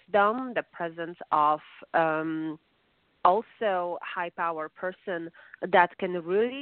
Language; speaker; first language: English; non-native, fluent; Polish